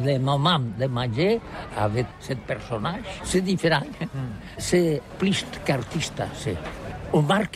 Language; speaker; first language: French; non-native, learner; Catalan